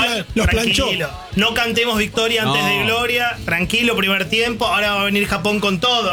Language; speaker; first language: Spanish; native; Spanish